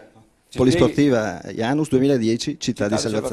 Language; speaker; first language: Italian; native; Italian